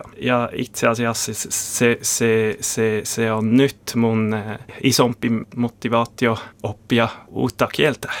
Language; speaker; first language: Finnish; non-native, learner; German